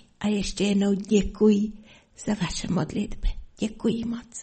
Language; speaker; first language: Czech; non-native, fluent; Polish